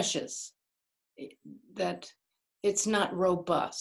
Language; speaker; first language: English; native; English